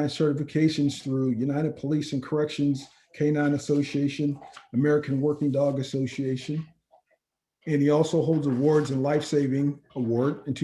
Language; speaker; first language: English; native; English